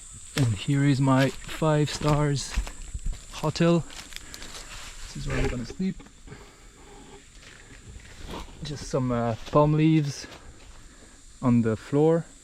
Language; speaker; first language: English; non-native, fluent; French